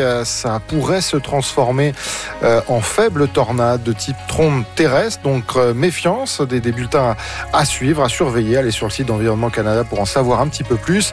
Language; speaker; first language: French; native; French